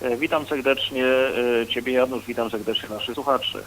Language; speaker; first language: Polish; native; Polish